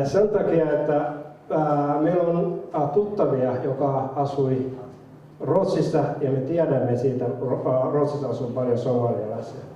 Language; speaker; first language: Finnish; non-native, fluent; Somali